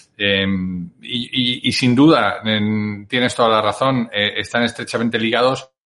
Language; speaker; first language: Spanish; native; Spanish